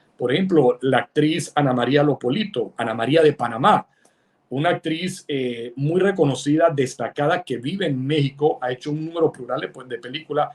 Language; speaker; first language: Spanish; early bilingual, other home language; Italian